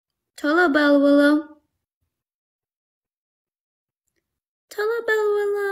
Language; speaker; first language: Amharic; non-native, learner; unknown